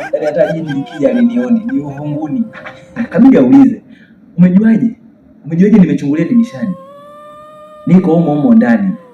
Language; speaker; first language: Swahili; native; Swahili